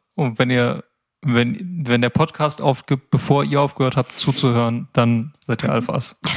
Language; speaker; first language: German; native; German